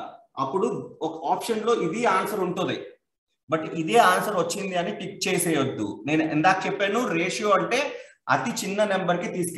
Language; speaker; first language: Telugu; native; Telugu